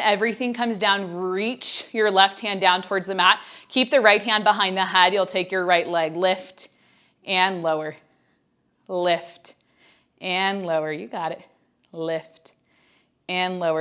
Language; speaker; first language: English; native; English